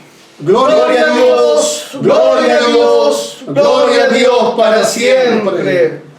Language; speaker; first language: Spanish; native; Spanish